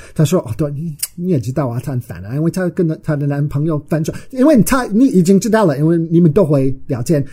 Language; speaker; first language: Chinese; non-native, fluent; English